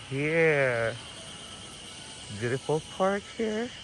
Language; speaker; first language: English; non-native, local second language; Filipino